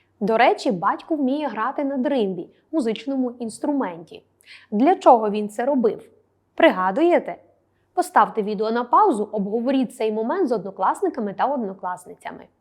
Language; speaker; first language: Ukrainian; native; Ukrainian